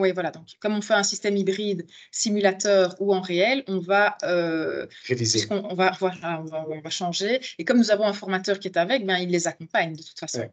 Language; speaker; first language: French; native; French